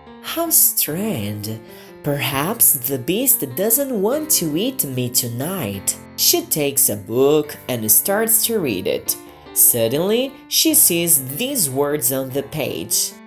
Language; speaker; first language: English; non-native, fluent; Portuguese